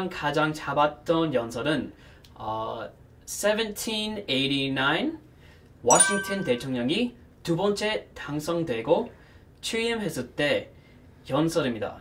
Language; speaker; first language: Korean; non-native, fluent; English